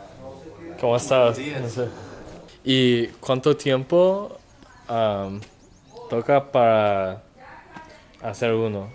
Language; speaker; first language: Spanish; non-native, learner; English